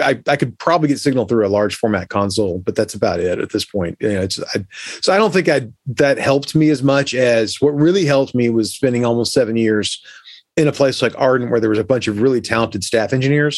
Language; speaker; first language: English; native; English